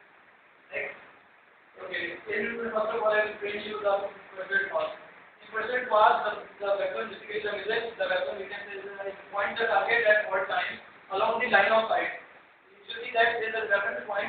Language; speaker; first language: English; non-native, learner; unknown